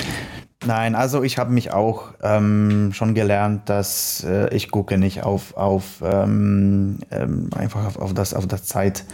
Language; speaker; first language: German; non-native, learner; Polish